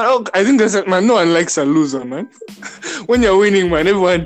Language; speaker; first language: English; non-native, local second language; Ganda